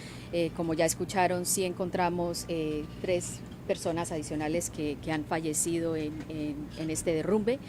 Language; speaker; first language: Spanish; non-native, fluent; English